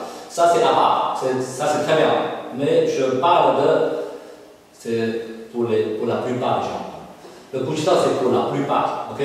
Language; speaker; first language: French; non-native, fluent; Chinese